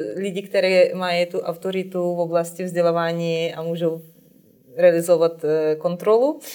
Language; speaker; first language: Czech; non-native, fluent; Russian